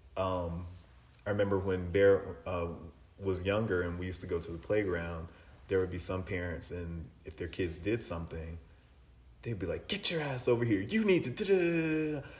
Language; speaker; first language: English; native; English